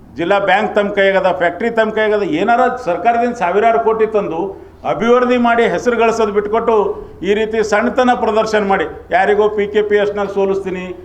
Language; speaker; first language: Kannada; native; Kannada